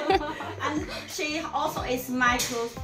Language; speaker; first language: English; non-native, learner; Chinese